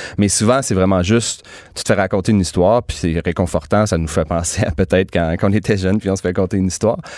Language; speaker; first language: French; native; French